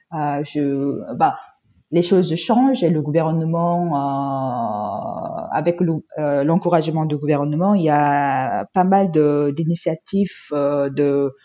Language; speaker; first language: French; non-native, fluent; Korean